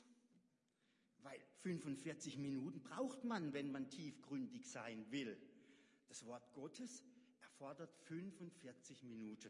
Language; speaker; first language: German; native; German